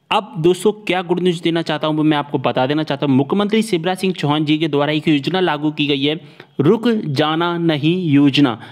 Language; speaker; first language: Hindi; native; Hindi